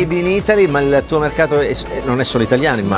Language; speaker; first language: Italian; native; Italian